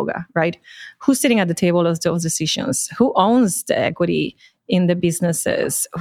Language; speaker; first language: English; non-native, fluent; Spanish